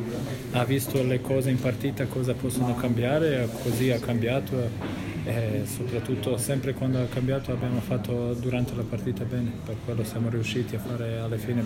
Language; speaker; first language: Italian; non-native, fluent; Bosnian